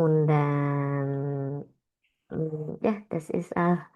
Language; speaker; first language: German; non-native, learner; Indonesian